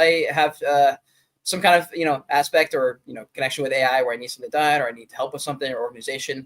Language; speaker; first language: English; native; English